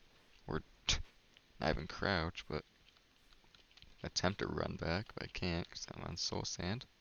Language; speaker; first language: English; native; English